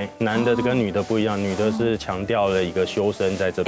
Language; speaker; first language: Chinese; native; Chinese